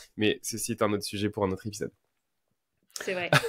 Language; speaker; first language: French; native; French